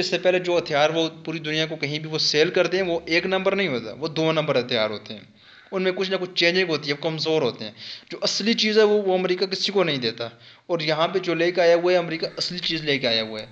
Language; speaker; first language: Hindi; non-native, local second language; Punjabi